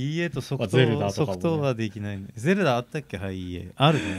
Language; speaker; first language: Japanese; native; Japanese